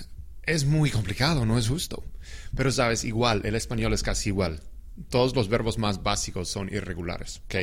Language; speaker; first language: Spanish; non-native, fluent; English